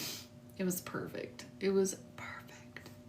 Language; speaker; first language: English; native; English